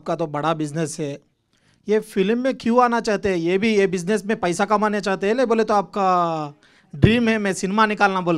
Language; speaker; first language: Hindi; non-native, local second language; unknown